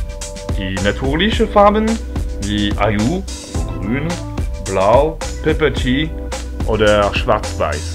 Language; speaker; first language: German; non-native, fluent; French